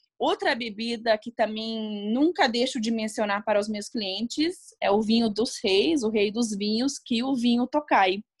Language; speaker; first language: Portuguese; non-native, fluent; Hungarian